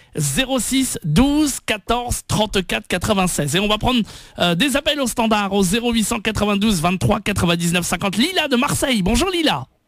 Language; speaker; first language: French; native; French